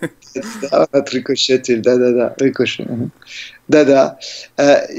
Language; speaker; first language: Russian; non-native, learner; French